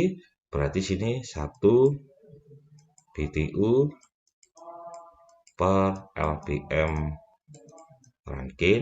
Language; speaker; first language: Indonesian; native; Indonesian